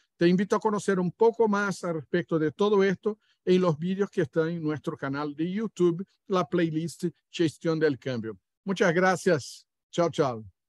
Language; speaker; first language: Spanish; non-native, fluent; Portuguese